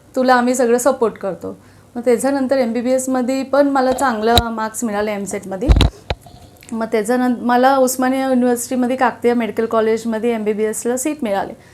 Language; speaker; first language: Marathi; non-native, local second language; Telugu